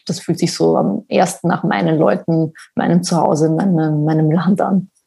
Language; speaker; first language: German; early bilingual, other home language; Bosnian